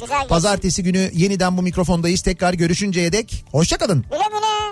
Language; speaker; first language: Turkish; native; Turkish